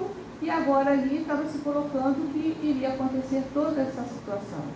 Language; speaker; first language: Portuguese; native; Portuguese